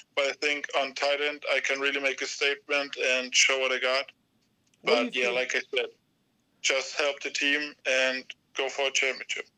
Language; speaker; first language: English; non-native, fluent; German